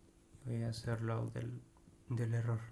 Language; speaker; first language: Spanish; native; Spanish